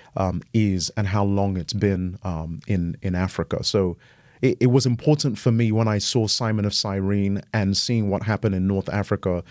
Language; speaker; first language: English; native; English